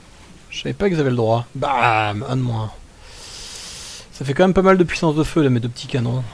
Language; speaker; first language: French; native; French